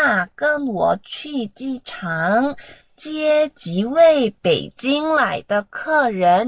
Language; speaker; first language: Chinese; non-native, fluent; Korean